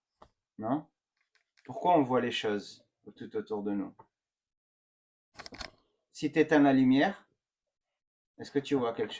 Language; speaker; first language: French; native; French